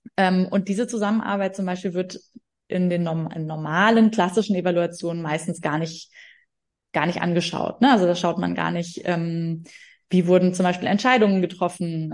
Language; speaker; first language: German; native; German